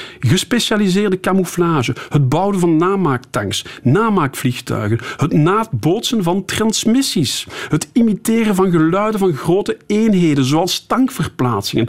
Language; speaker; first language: Dutch; native; Dutch